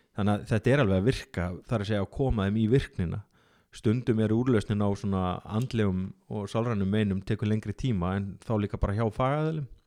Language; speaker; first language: Icelandic; native; Icelandic